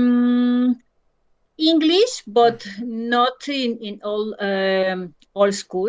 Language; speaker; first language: English; non-native, learner; Spanish